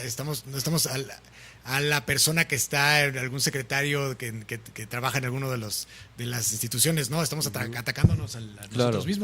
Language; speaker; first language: Spanish; native; Spanish